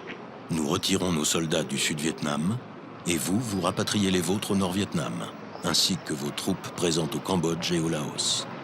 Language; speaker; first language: French; native; French